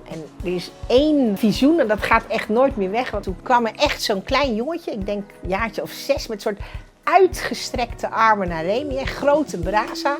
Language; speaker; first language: Dutch; early bilingual, other home language; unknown